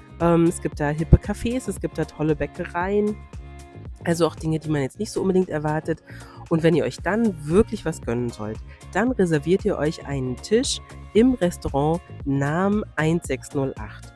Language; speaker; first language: German; native; German